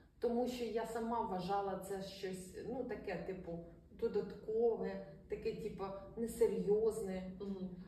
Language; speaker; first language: Ukrainian; non-native, local second language; Russian